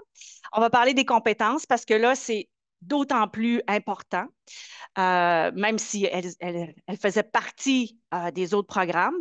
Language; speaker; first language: French; native; French